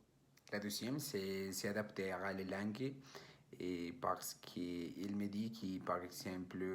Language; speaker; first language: French; non-native, learner; Spanish